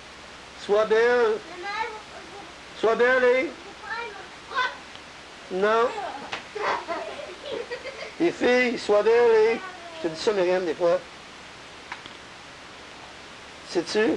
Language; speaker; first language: French; native; French